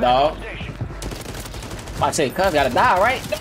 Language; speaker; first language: English; native; English